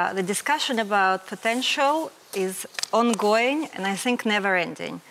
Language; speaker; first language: English; non-native, fluent; Ukrainian